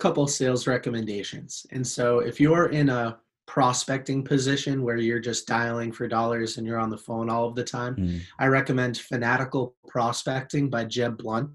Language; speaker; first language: English; native; English